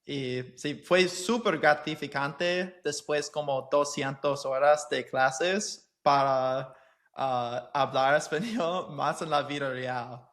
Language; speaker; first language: Spanish; non-native, learner; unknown